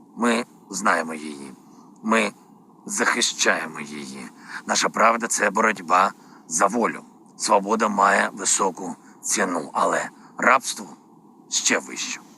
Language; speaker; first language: Ukrainian; non-native, local second language; Russian